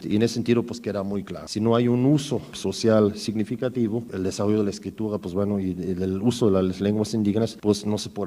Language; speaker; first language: Spanish; native; Spanish